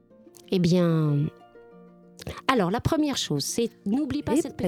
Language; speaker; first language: French; native; French